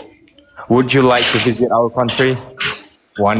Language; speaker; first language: English; non-native, fluent; Indonesian